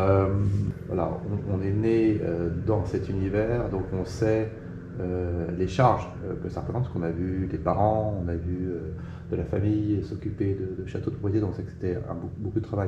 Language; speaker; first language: French; native; French